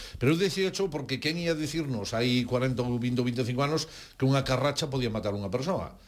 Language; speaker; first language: Galician; native; Galician